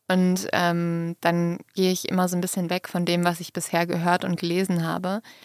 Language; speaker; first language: German; native; German